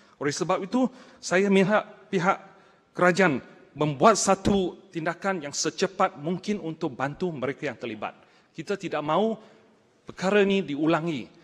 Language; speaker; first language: Malay; non-native, local second language; Chinese